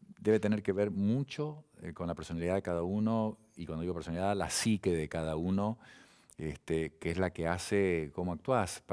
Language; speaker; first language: Spanish; native; Spanish